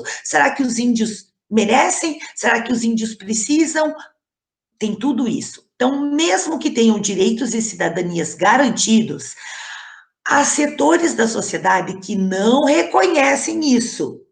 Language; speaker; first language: Portuguese; native; Portuguese